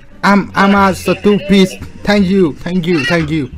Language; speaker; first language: English; non-native, learner; Vietnamese